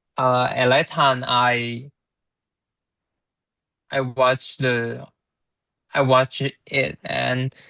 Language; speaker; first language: English; non-native, learner; Chinese